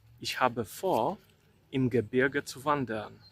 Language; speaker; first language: German; non-native, fluent; Polish